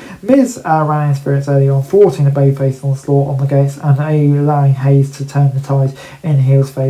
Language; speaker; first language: English; native; English